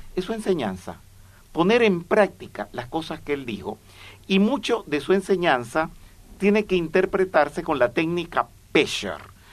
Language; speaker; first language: Spanish; native; Spanish